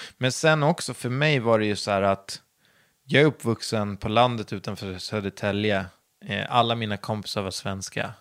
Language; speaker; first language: Swedish; native; Swedish